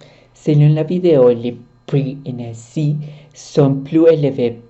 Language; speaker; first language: French; non-native, learner; Spanish